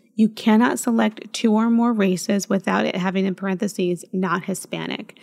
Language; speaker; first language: English; early bilingual, other home language; Spanish